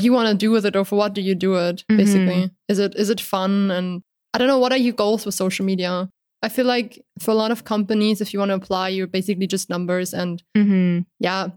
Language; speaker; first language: English; non-native, fluent; German